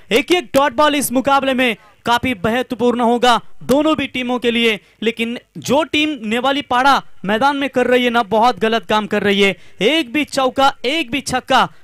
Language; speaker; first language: Hindi; non-native, local second language; Marathi